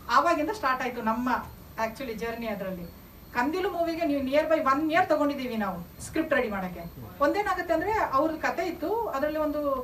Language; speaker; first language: Kannada; non-native, local second language; Kodava